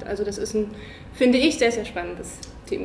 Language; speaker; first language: German; native; German